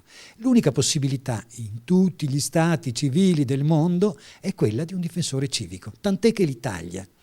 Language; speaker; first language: Italian; native; Italian